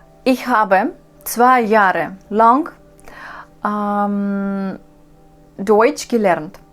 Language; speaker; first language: German; non-native, learner; Russian